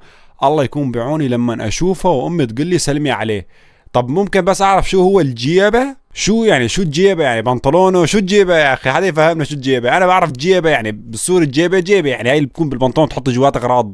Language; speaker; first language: Arabic; native; Arabic